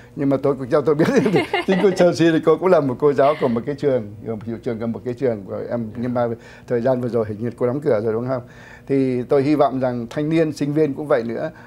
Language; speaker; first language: Vietnamese; native; Vietnamese